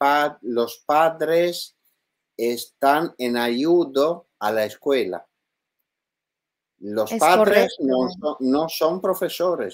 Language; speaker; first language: Spanish; non-native, learner; Italian